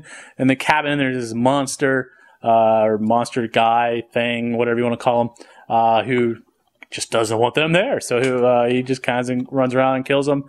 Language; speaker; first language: English; native; English